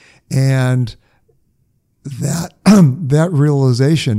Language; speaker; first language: English; native; English